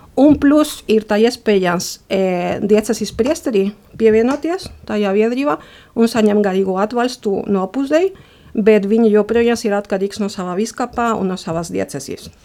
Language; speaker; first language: Latvian; non-native, fluent; Spanish